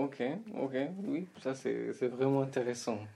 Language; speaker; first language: French; non-native, fluent; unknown